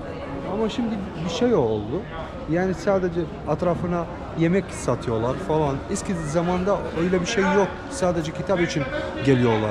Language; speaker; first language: Turkish; non-native, learner; Arabic